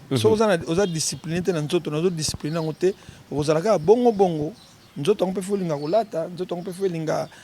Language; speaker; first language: Lingala; native; Lingala